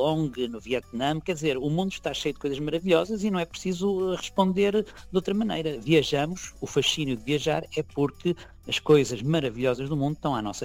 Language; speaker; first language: Portuguese; native; Portuguese